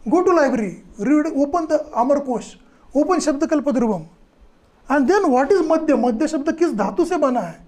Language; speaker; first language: Hindi; non-native, local second language; Marathi